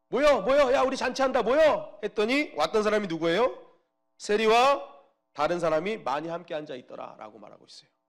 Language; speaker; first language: Korean; native; Korean